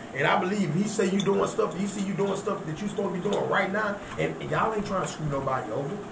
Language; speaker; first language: English; native; English